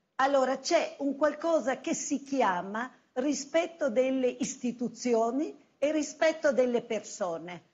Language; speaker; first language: Italian; native; Italian